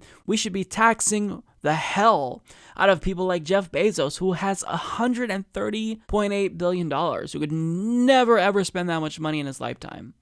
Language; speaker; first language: English; native; English